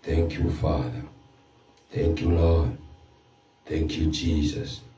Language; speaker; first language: English; non-native, local second language; Swahili